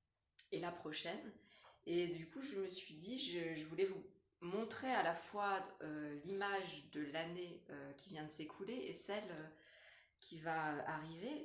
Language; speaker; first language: French; native; French